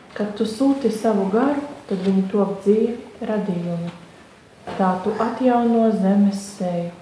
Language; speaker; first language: Latvian; non-native, fluent; German